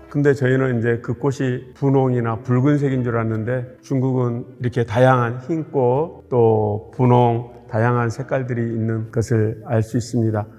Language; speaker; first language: Korean; native; Korean